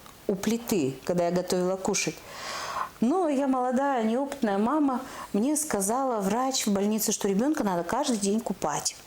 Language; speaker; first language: Russian; native; Russian